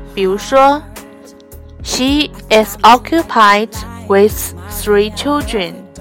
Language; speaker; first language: English; non-native, learner; Chinese